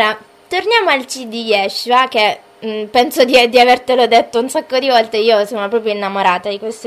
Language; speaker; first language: Italian; native; Italian